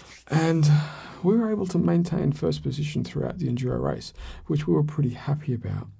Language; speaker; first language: English; native; English